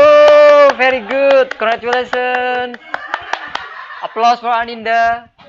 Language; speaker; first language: English; non-native, fluent; Indonesian